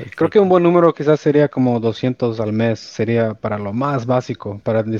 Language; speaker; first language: Spanish; early bilingual, heritage; Spanish